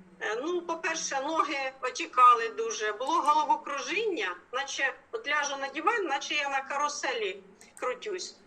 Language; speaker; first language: Ukrainian; native; Ukrainian